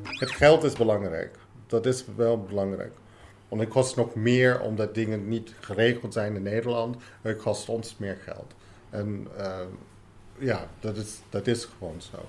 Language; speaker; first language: Dutch; non-native, fluent; English